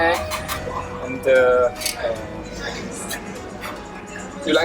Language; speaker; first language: English; non-native, learner; Chinese